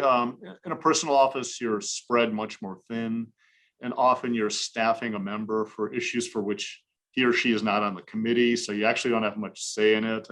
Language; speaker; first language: English; native; English